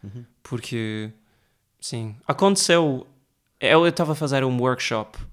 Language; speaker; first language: Portuguese; early bilingual, heritage; Portuguese